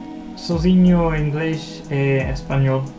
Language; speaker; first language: Portuguese; non-native, learner; English